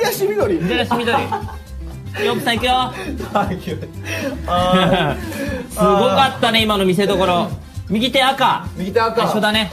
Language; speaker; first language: Japanese; native; Japanese